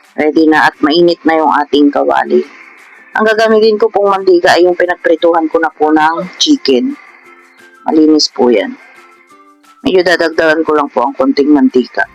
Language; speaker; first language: Filipino; non-native, local second language; Iloko